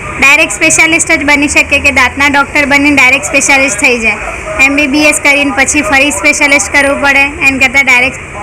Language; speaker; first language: Gujarati; non-native, local second language; Sindhi